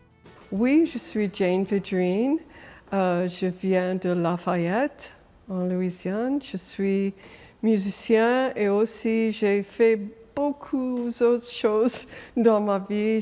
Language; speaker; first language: French; non-native, local second language; English